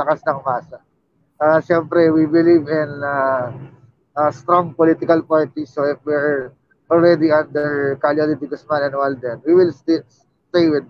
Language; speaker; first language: English; non-native, local second language; Filipino